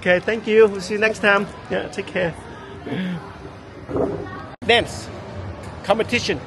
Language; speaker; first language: English; early bilingual, heritage; Vietnamese